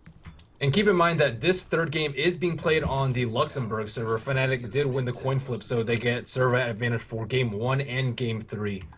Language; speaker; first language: English; native; English